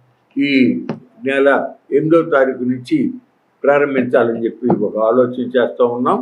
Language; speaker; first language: Telugu; native; Telugu